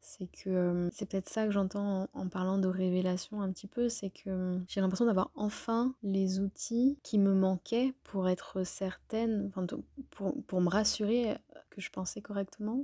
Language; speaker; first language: French; native; French